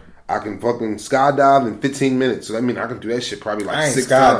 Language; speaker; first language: English; native; English